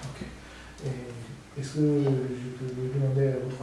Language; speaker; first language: French; non-native, learner; Korean